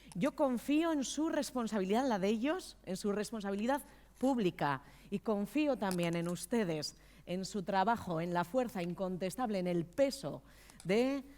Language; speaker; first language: Spanish; native; Spanish